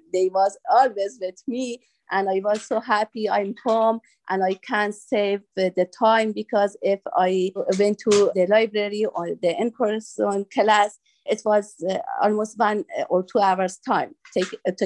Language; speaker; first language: English; non-native, learner; Persian